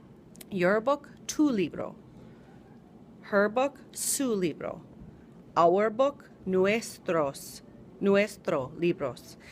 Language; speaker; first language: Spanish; non-native, fluent; English